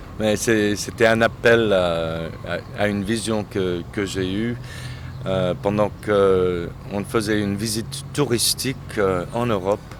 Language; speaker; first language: French; non-native, fluent; English